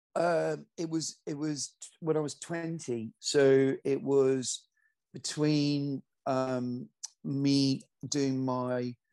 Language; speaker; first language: English; native; English